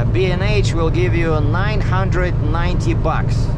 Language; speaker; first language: English; native; English